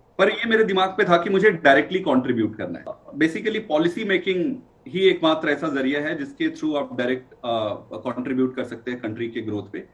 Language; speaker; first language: Hindi; native; Hindi